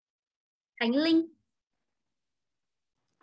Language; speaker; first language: Vietnamese; native; Vietnamese